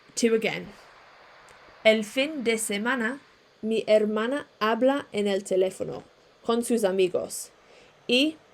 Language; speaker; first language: Spanish; non-native, fluent; English